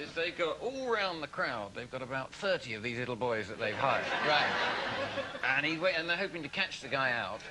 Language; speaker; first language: English; native; English